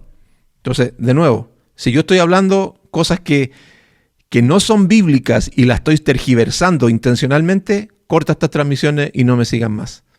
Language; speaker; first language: Spanish; native; Spanish